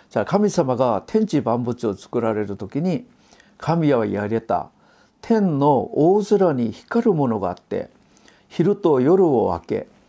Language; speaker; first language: Japanese; non-native, fluent; Korean